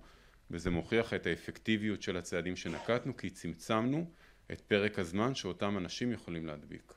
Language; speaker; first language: Hebrew; native; Hebrew